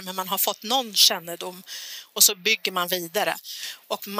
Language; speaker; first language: Swedish; native; Swedish